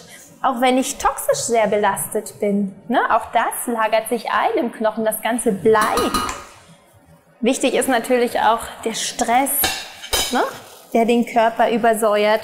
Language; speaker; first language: German; native; German